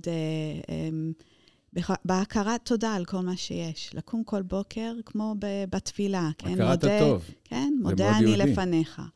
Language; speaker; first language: Hebrew; non-native, fluent; English